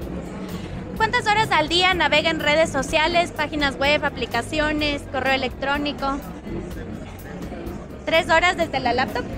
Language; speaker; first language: Spanish; native; Spanish